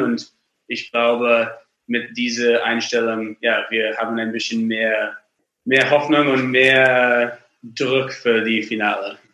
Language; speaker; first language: German; non-native, learner; English